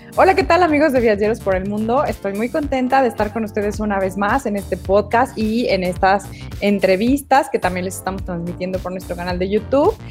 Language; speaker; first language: Spanish; native; Spanish